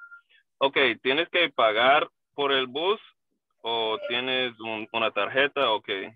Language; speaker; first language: Spanish; non-native, learner; English